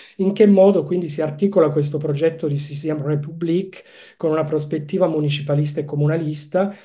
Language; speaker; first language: Italian; native; Italian